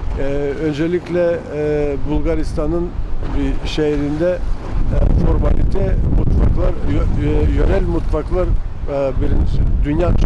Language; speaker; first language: Turkish; non-native, learner; Macedonian